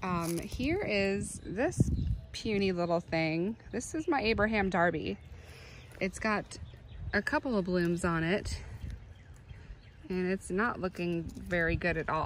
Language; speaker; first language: English; native; English